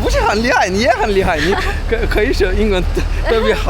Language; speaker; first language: Chinese; non-native, learner; Malayalam